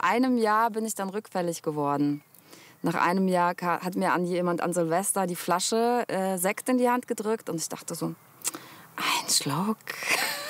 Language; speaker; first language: German; native; German